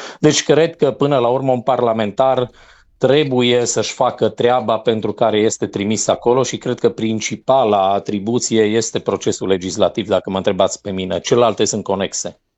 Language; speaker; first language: Romanian; native; Romanian